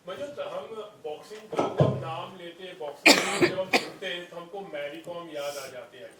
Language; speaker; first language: Hindi; native; Hindi